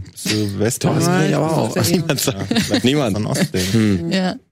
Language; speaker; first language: German; native; German